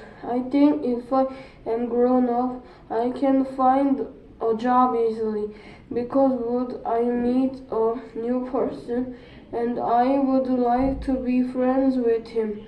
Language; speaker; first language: English; non-native, learner; Korean